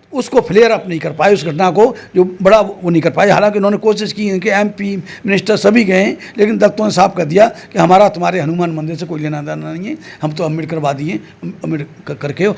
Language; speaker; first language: Hindi; native; Hindi